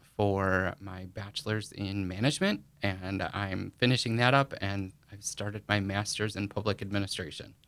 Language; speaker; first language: English; native; English